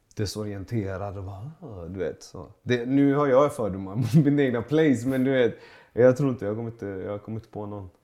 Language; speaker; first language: Swedish; early bilingual, other home language; Persian